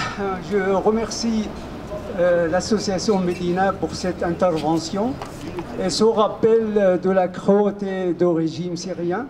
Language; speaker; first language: French; non-native, fluent; Arabic